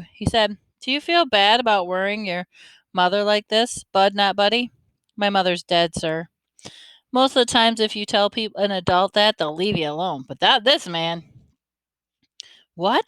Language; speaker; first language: English; native; English